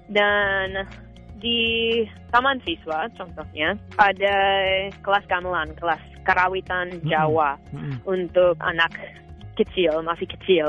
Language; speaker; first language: Indonesian; non-native, fluent; English